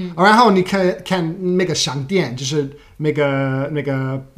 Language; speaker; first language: Chinese; non-native, fluent; English